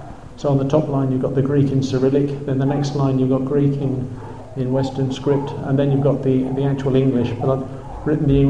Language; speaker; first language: English; native; English